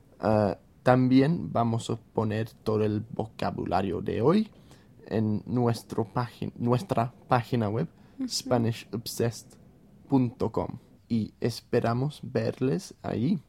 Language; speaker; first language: Spanish; non-native, fluent; English